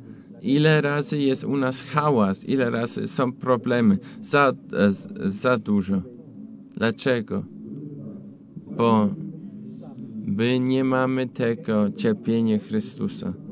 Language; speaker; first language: Polish; non-native, fluent; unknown